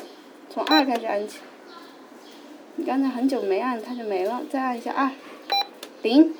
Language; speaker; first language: Chinese; native; Chinese